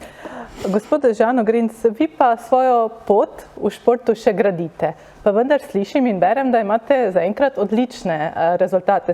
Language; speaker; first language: Slovenian; native; Slovenian